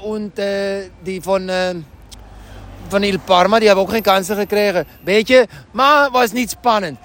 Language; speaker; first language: Dutch; non-native, learner; Italian